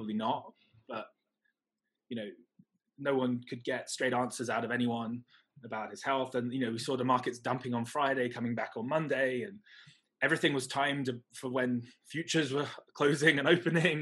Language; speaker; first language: English; native; English